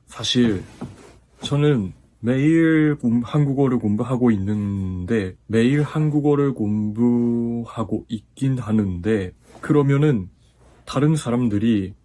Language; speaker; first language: Korean; non-native, fluent; Japanese